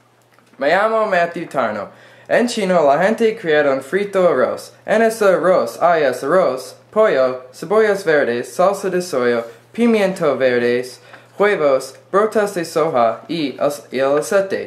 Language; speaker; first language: Spanish; non-native, learner; English